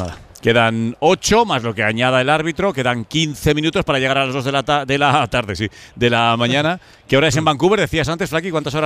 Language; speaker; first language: Spanish; native; Spanish